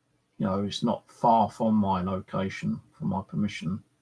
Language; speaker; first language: English; native; English